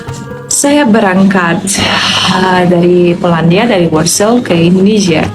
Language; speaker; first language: Indonesian; non-native, fluent; Polish